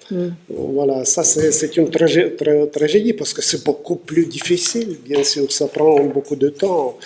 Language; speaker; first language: French; non-native, fluent; Russian